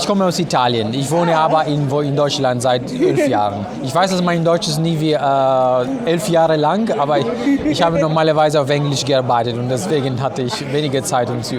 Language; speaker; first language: German; non-native, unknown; Italian